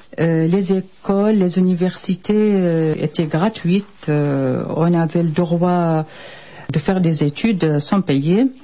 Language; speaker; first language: French; non-native, fluent; Arabic